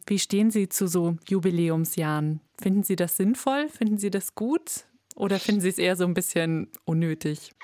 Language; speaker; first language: German; native; German